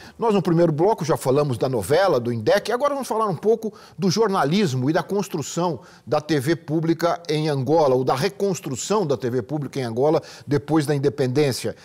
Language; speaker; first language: Portuguese; native; Portuguese